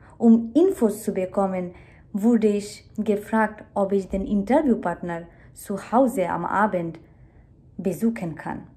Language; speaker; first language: German; non-native, fluent; Bangla